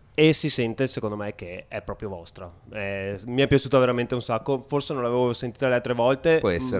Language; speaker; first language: Italian; native; Italian